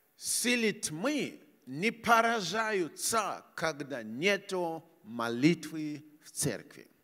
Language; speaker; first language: Russian; non-native, fluent; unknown